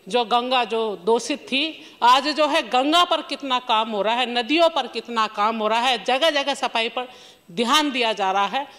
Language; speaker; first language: Hindi; native; Hindi